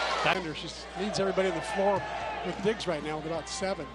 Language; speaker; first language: English; native; English